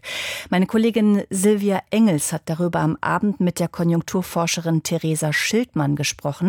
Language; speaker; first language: German; native; German